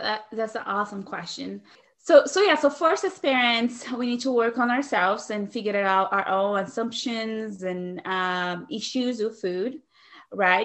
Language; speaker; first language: English; non-native, fluent; Portuguese